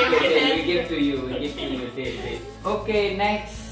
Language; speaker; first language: English; non-native, learner; Indonesian